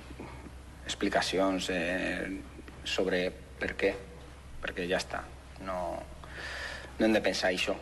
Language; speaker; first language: Catalan; non-native, local second language; Spanish